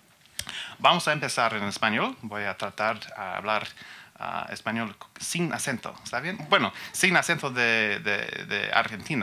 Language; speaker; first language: Spanish; non-native, learner; English